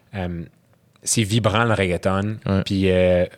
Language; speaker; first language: French; early bilingual, other home language; Arabic